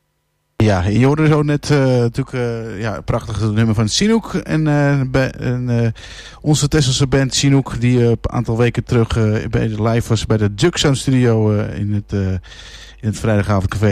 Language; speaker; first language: Dutch; native; Dutch